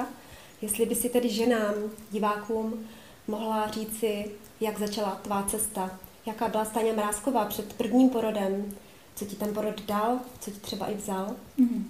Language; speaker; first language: Czech; native; Czech